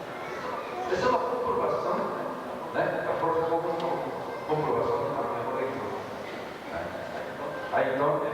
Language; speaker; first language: Portuguese; non-native, learner; Japanese